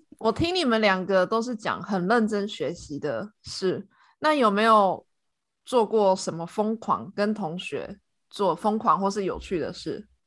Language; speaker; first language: Chinese; native; Chinese